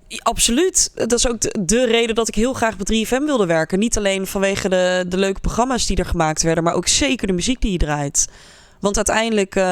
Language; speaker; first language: Dutch; native; Dutch